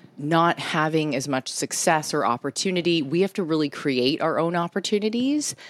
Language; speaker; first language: English; early bilingual, other home language; Japanese